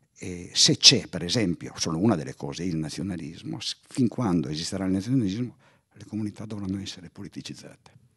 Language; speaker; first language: Italian; native; Italian